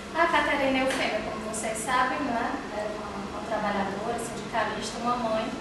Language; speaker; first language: Portuguese; native; Portuguese